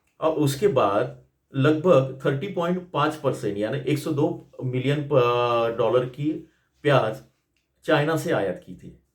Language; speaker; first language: Hindi; non-native, local second language; Marathi